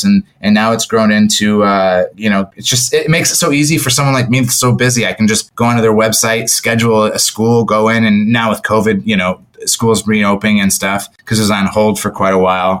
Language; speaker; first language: English; native; English